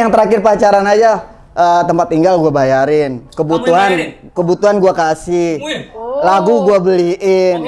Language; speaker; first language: Indonesian; native; Indonesian